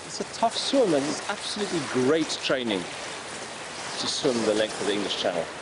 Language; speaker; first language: English; native; English